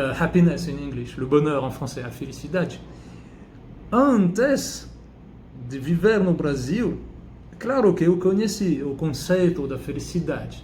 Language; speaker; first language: Portuguese; non-native, fluent; French